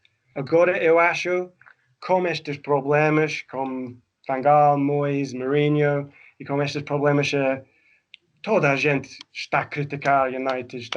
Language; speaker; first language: Portuguese; non-native, fluent; English